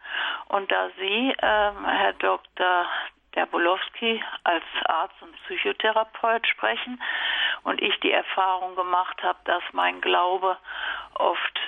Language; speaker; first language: German; native; German